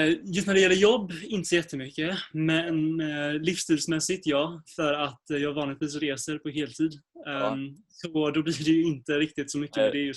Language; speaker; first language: Swedish; native; Swedish